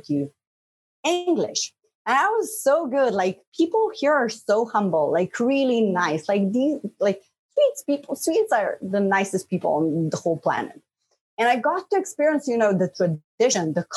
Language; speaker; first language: English; non-native, fluent; Bosnian